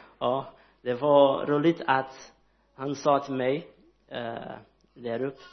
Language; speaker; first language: Swedish; non-native, learner; Portuguese